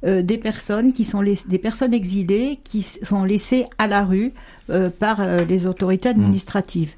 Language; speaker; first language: French; native; French